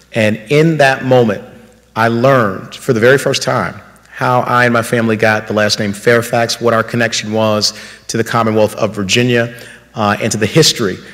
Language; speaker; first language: English; native; English